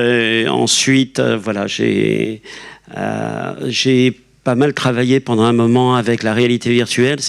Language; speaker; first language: French; native; French